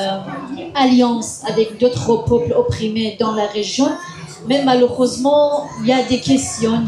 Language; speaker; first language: French; non-native, fluent; Kurdish